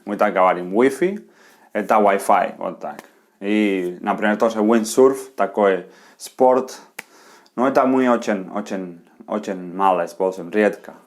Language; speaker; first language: Russian; non-native, fluent; Spanish